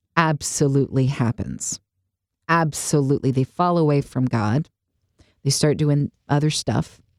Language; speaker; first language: English; native; English